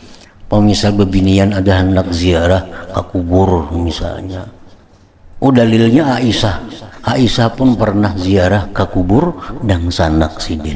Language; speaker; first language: Indonesian; non-native, local second language; Banjar